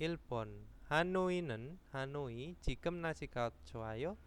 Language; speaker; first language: Korean; non-native, fluent; Indonesian